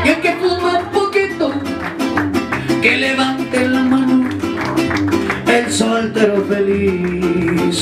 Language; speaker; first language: Spanish; native; Spanish